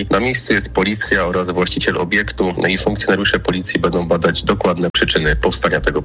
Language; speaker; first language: Polish; native; Polish